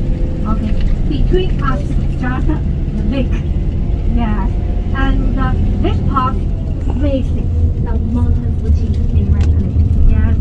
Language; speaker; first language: English; non-native, learner; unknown